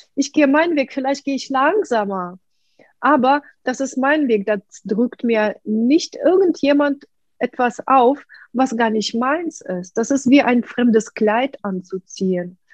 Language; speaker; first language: German; non-native, fluent; Russian